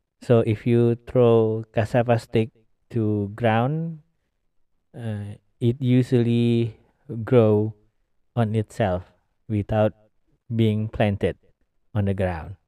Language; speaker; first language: English; non-native, learner; Indonesian